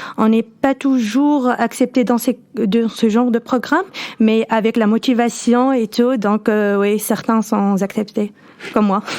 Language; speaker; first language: French; non-native, local second language; Arabic